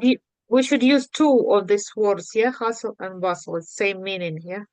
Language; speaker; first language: English; non-native, learner; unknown